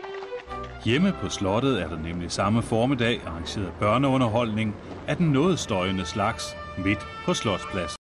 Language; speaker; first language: Danish; native; Danish